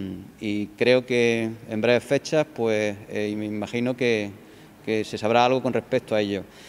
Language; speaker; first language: Spanish; native; Spanish